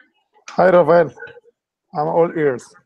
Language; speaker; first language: English; non-native, learner; Spanish